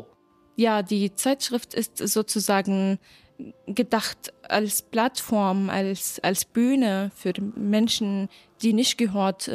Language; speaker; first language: German; non-native, fluent; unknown